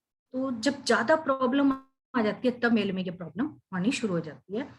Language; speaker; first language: Hindi; native; Hindi